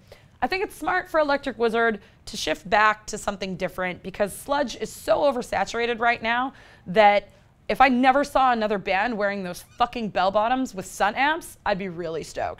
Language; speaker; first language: English; native; English